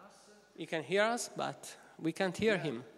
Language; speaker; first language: English; non-native, fluent; Italian